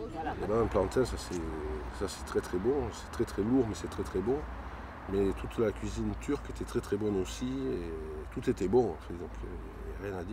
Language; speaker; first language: French; early bilingual, other home language; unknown